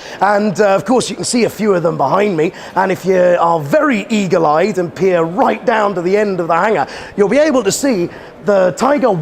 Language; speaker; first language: English; native; English